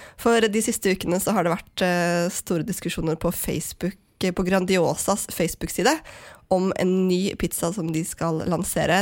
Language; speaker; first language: Norwegian; native; Norwegian